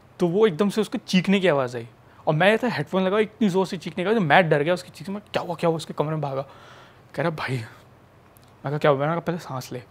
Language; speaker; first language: Hindi; native; Hindi